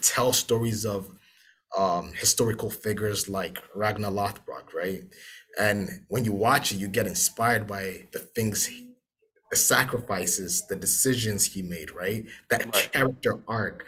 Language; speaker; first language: English; non-native, local second language; Akan